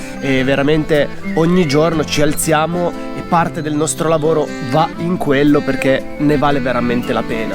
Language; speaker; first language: Italian; native; Italian